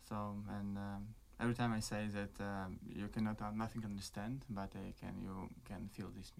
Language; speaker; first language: English; non-native, learner; Belarusian